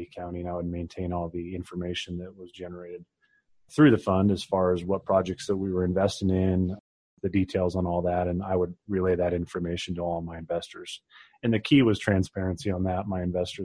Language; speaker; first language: English; native; English